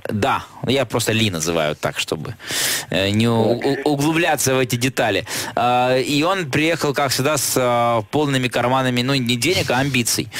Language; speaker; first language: Russian; native; Russian